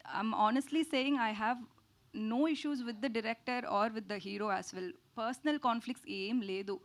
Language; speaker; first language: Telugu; non-native, fluent; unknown